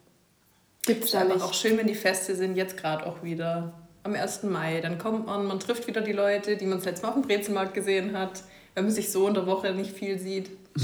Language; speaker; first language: German; native; German